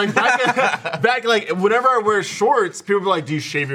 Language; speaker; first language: English; native; English